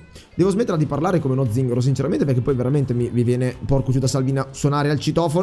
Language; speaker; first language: Italian; native; Italian